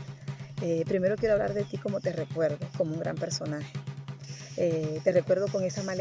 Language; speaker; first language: Spanish; non-native, local second language; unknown